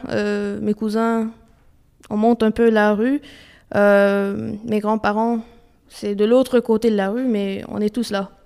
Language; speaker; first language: French; early bilingual, other home language; Romanian